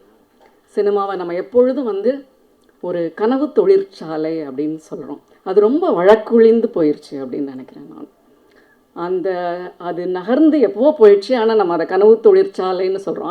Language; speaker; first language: Tamil; native; Tamil